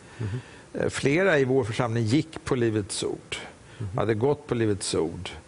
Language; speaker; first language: Swedish; native; Swedish